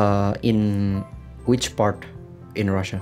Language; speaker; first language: English; non-native, learner; Indonesian